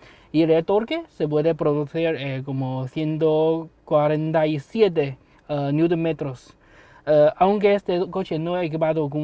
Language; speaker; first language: Spanish; non-native, learner; Chinese